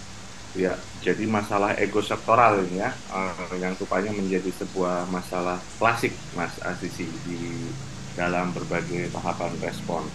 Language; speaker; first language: Indonesian; native; Indonesian